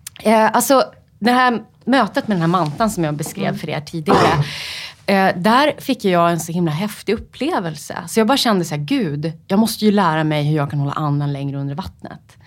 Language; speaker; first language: Swedish; native; Swedish